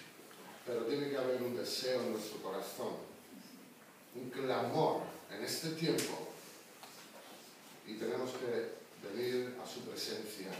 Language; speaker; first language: Spanish; native; Spanish